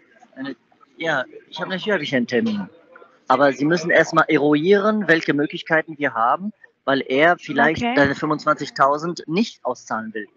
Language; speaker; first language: German; native; German